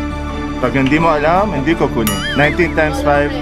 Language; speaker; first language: Filipino; non-native, learner; Arabic